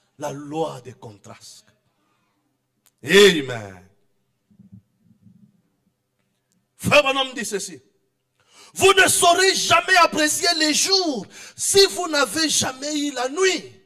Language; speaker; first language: French; non-native, local second language; Swahili